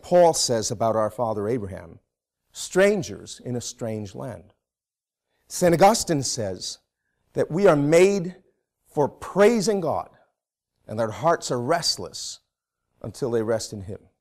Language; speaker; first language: English; native; English